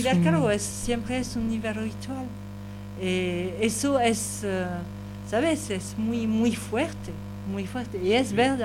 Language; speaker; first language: Spanish; non-native, learner; French